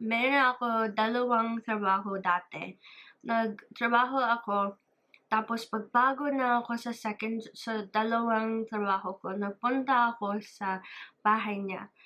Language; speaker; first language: Filipino; early bilingual, heritage; English